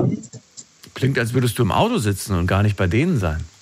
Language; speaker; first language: German; native; German